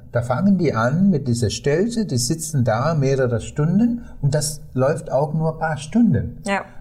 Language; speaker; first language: German; non-native, fluent; Sinhala